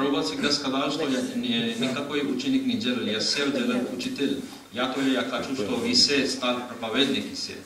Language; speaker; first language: Russian; non-native, learner; Hindi